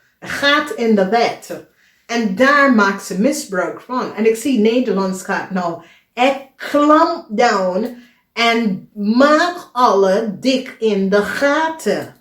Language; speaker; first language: Dutch; non-native, fluent; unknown